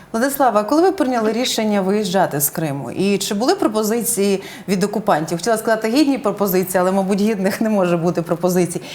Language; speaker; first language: Ukrainian; native; Ukrainian